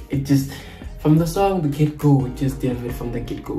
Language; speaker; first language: English; non-native, local second language; Zulu